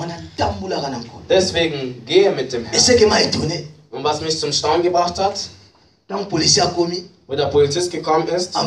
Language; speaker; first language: German; non-native, fluent; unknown